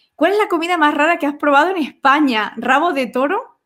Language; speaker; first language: Spanish; native; Spanish